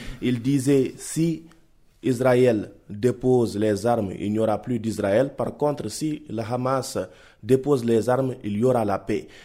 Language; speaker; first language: French; non-native, local second language; Wolof